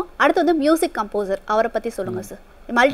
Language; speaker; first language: Tamil; native; Tamil